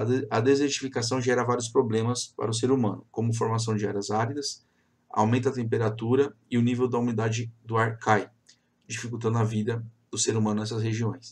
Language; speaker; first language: Portuguese; native; Portuguese